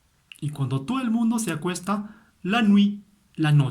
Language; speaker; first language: Spanish; native; Spanish